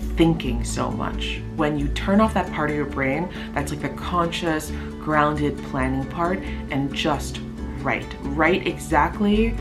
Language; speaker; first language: English; native; English